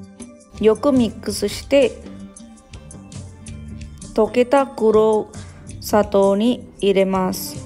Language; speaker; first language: Japanese; non-native, learner; Sinhala